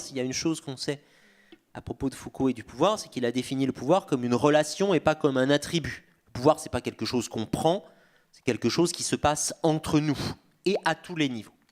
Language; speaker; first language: French; native; French